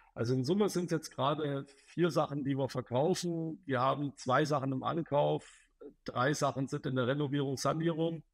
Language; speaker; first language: German; native; German